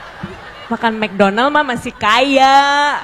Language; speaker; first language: Indonesian; native; Indonesian